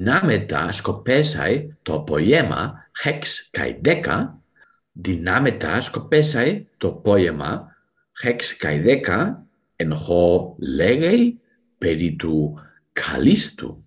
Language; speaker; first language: Greek; non-native, learner; English